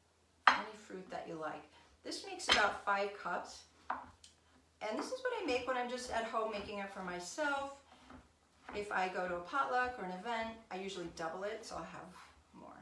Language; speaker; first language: English; native; English